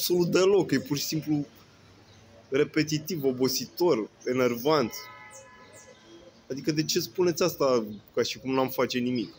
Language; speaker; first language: Romanian; native; Romanian